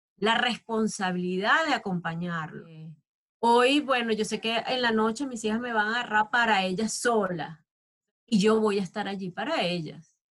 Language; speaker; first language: Spanish; native; Spanish